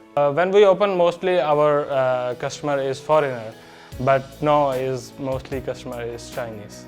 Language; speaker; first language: English; non-native, learner; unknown